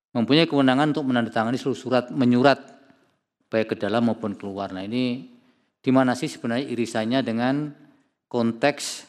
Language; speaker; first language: Indonesian; native; Indonesian